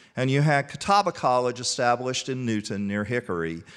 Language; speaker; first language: English; native; English